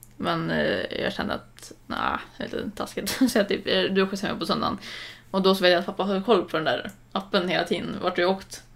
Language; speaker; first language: Swedish; native; Swedish